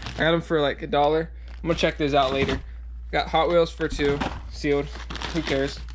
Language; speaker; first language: English; native; English